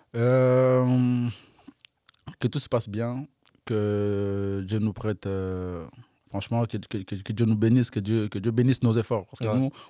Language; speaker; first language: French; non-native, local second language; Lingala